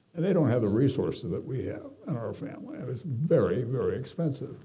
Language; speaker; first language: English; native; English